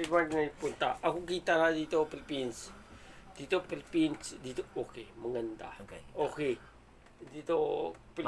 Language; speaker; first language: Filipino; non-native, learner; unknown